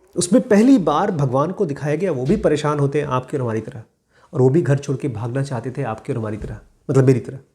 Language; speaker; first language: Hindi; native; Hindi